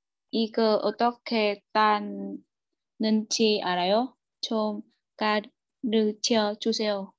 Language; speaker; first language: Korean; non-native, learner; Vietnamese